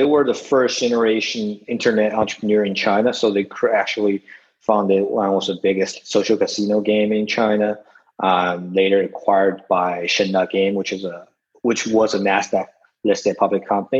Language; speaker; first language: English; non-native, fluent; Chinese